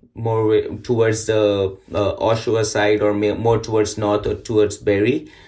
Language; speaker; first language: English; non-native, local second language; Urdu